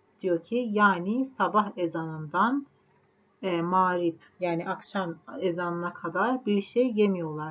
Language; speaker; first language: Turkish; non-native, fluent; Persian